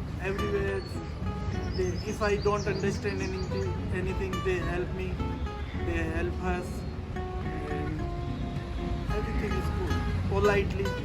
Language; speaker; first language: English; non-native, learner; Hindi